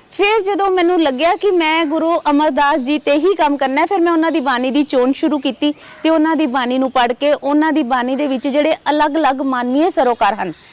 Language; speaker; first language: Punjabi; non-native, local second language; Hindi